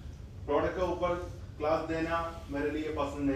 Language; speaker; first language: Hindi; non-native, fluent; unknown